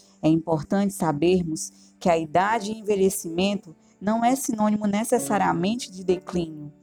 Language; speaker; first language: Portuguese; native; Portuguese